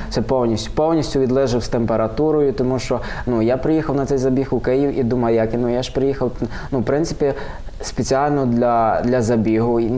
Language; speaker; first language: Ukrainian; native; Ukrainian